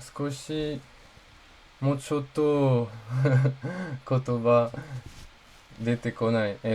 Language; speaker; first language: Japanese; non-native, learner; French